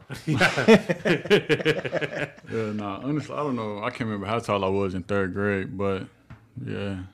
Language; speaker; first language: English; native; English